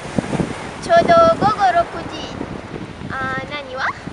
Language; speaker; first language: Japanese; non-native, learner; Malay